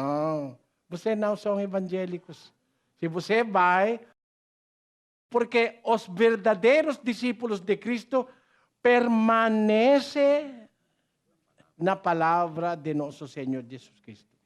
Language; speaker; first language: Portuguese; non-native, learner; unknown